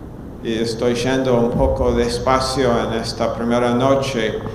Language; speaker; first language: Spanish; non-native, fluent; English